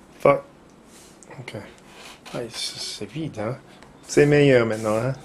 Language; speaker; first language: French; non-native, learner; English